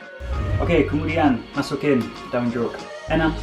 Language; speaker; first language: Indonesian; non-native, fluent; English